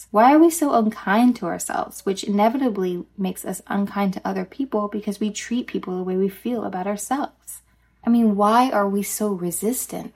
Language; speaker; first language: English; native; English